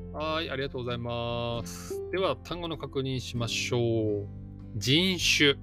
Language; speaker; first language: Japanese; native; Japanese